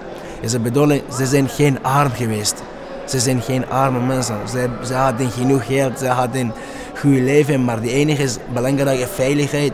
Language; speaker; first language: Dutch; non-native, learner; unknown